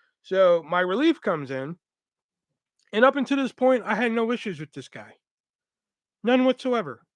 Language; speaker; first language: English; native; English